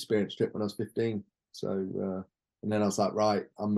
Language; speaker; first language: English; native; English